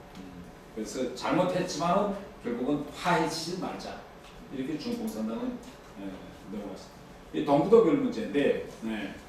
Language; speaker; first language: Korean; native; Korean